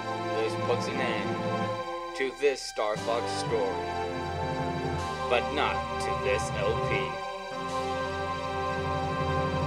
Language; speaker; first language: English; native; English